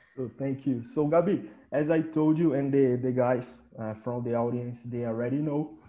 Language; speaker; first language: English; non-native, fluent; Portuguese